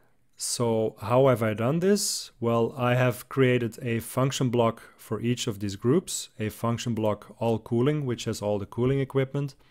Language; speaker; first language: English; non-native, fluent; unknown